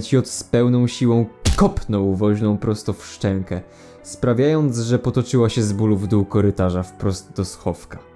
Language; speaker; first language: Polish; native; Polish